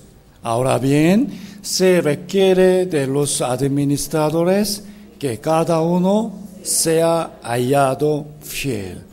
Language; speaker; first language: Spanish; non-native, fluent; Korean